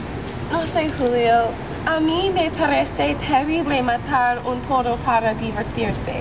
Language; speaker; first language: Spanish; non-native, learner; English